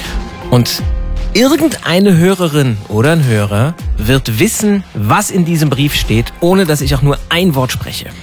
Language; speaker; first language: German; native; German